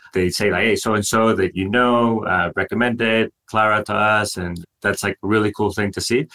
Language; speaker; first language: English; non-native, fluent; Spanish